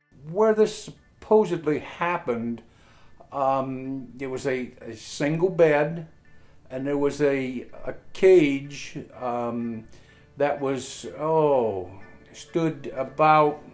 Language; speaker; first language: English; native; English